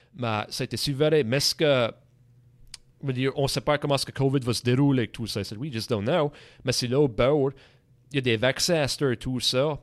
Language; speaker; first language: French; native; French